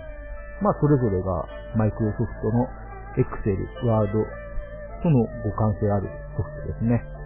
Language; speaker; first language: Japanese; native; Japanese